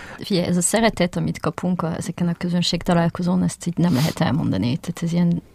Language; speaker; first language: Hungarian; early bilingual, heritage; French